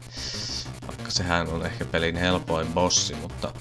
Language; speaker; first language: Finnish; native; Finnish